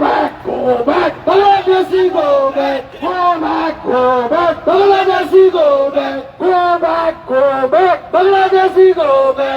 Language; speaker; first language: Hindi; non-native, local second language; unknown